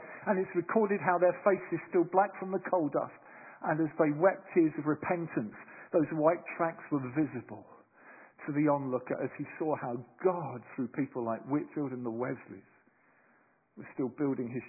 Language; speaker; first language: English; native; English